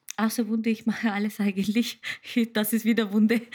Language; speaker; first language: German; non-native, learner; Turkish